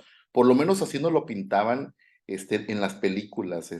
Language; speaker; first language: Spanish; native; Spanish